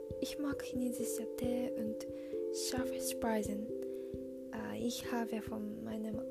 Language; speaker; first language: German; non-native, learner; Japanese